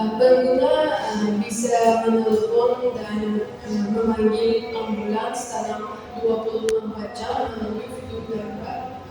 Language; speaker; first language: Indonesian; non-native, learner; Uzbek